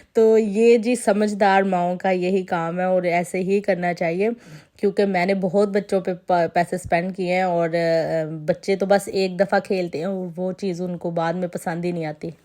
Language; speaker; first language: Urdu; non-native, local second language; Punjabi